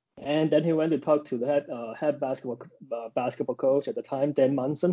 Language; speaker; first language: English; non-native, local second language; Cantonese